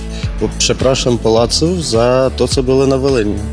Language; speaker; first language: Polish; non-native, fluent; Ukrainian